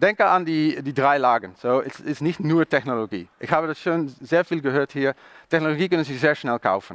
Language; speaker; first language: German; non-native, learner; Dutch